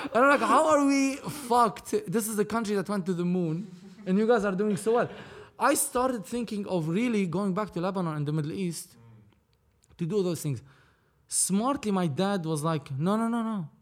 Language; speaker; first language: English; non-native, fluent; Arabic